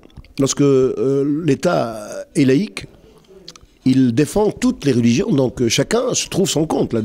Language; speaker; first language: French; non-native, local second language; Arabic